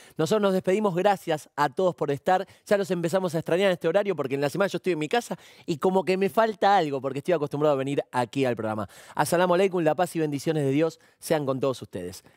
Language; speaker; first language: Spanish; native; Spanish